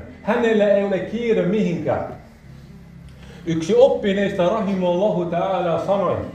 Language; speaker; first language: Finnish; non-native, fluent; Arabic